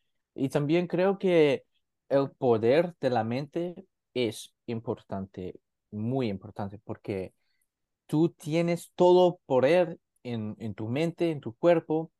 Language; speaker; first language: Spanish; non-native, learner; English